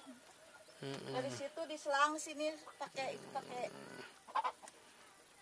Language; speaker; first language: Indonesian; non-native, local second language; Sundanese